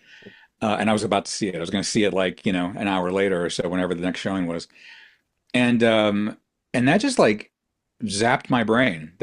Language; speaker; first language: English; native; English